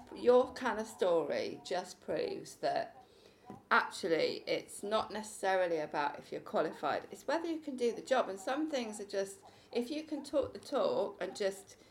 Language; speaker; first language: English; native; English